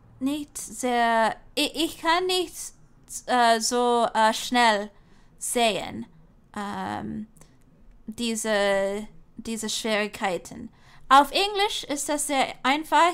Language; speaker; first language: German; non-native, learner; English